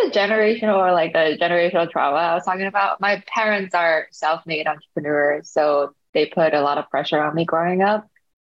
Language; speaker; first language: English; native; English